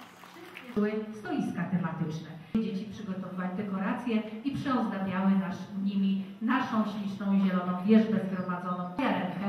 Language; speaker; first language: Polish; native; Polish